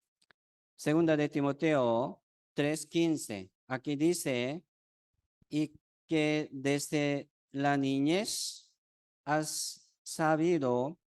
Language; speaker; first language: Spanish; non-native, fluent; Korean